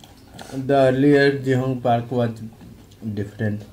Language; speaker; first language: English; non-native, local second language; Hindi